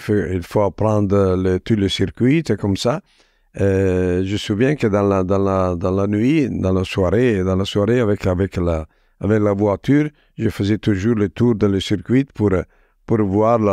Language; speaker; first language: French; non-native, fluent; Italian